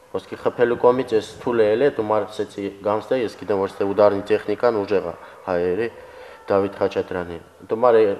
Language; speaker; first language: Armenian; early bilingual, heritage; Armenian